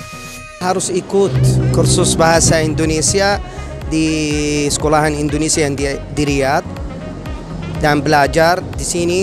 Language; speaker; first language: Indonesian; non-native, fluent; Arabic